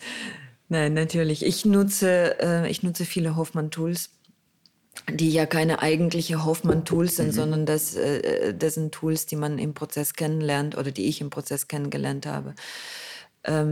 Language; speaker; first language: German; non-native, fluent; Russian